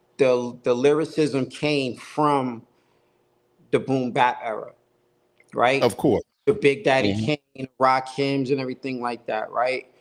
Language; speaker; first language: English; native; English